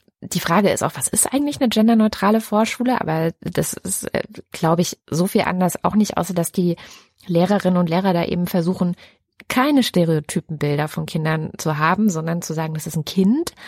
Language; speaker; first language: German; native; German